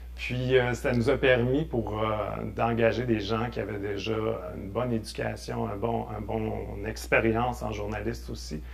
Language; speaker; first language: French; native; French